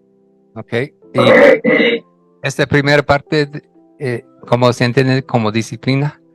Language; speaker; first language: Spanish; non-native, fluent; English